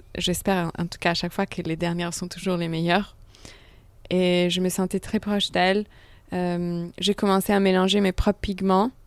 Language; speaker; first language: French; non-native, fluent; Italian